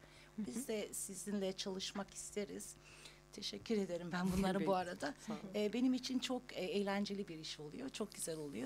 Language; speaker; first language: Turkish; early bilingual, other home language; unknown